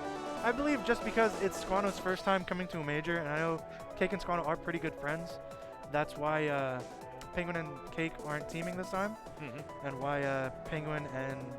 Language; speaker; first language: English; native; English